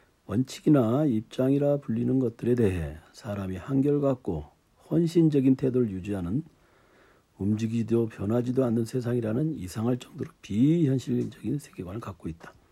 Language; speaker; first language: Korean; native; Korean